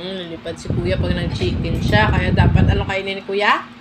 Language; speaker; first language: Filipino; non-native, local second language; Hiligaynon